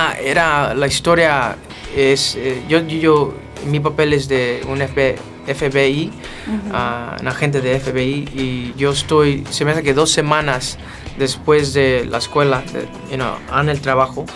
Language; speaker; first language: Spanish; early bilingual, heritage; English